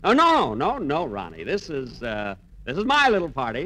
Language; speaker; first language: English; native; English